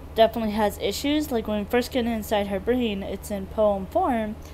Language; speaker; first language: English; native; English